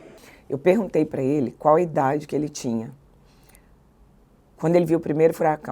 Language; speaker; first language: Portuguese; native; Portuguese